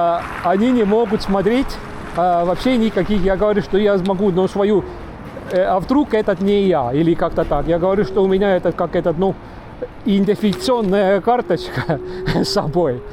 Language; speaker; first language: Russian; non-native, local second language; Estonian